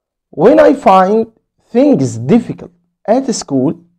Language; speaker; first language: English; non-native, fluent; Arabic